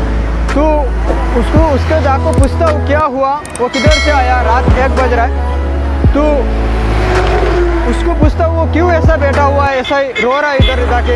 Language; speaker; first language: Hindi; non-native, local second language; Bangla